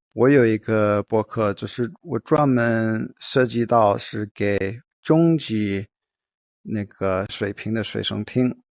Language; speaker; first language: Chinese; non-native, fluent; English